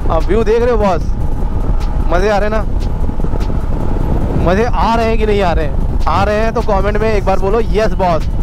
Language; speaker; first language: Hindi; non-native, local second language; Odia